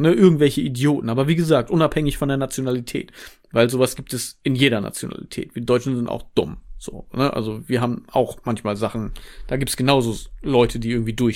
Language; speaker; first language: German; native; German